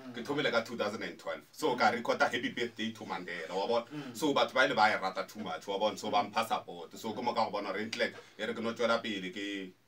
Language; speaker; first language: Northern Sotho; non-native, local second language; Zulu